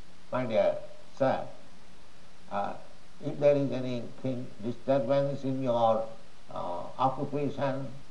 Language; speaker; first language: English; non-native, local second language; Bangla